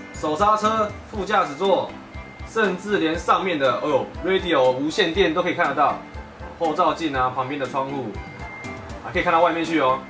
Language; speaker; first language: Chinese; native; Chinese